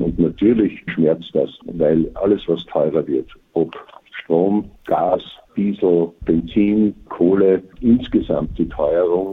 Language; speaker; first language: German; native; German